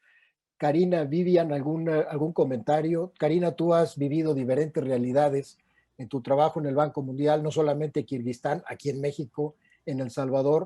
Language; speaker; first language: Spanish; native; Spanish